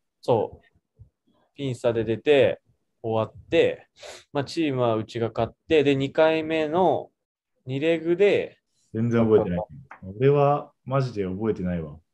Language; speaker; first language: Japanese; native; Japanese